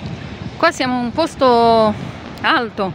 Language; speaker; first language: Italian; non-native, learner; Arabic